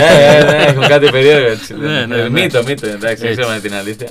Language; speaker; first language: Greek; non-native, learner; Spanish